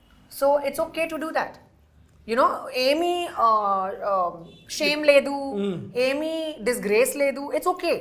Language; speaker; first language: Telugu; non-native, local second language; Hindi